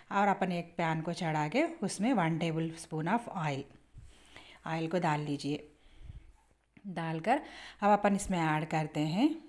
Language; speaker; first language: Hindi; native; Hindi